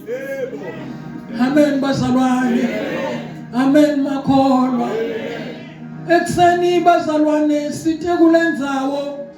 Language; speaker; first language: Zulu; non-native, local second language; Swati